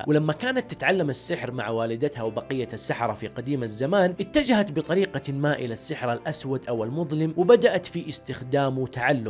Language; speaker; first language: Arabic; native; Arabic